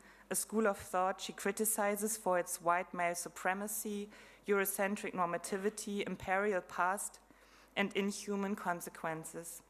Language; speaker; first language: English; non-native, fluent; German